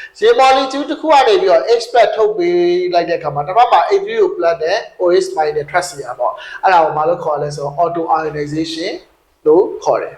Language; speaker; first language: English; non-native, learner; Burmese